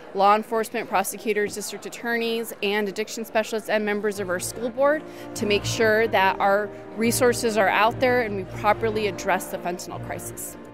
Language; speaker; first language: English; native; English